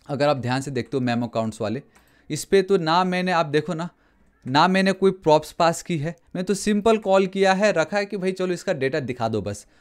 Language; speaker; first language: Hindi; non-native, local second language; Nepali